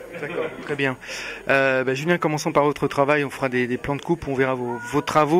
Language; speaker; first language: French; native; French